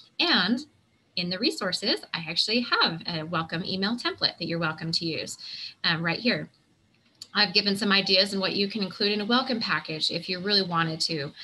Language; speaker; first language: English; native; English